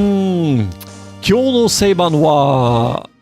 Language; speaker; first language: Japanese; non-native, learner; English